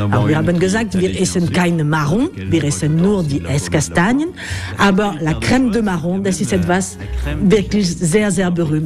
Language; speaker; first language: German; non-native, learner; French